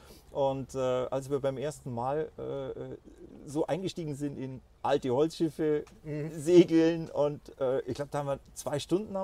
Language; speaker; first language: German; native; German